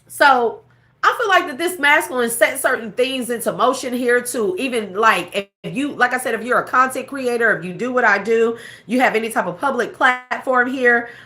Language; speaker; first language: English; native; English